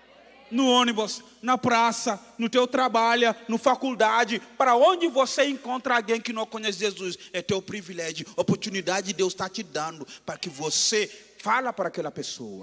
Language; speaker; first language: Portuguese; non-native, fluent; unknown